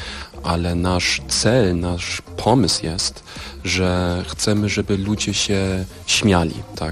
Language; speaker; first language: Polish; non-native, fluent; German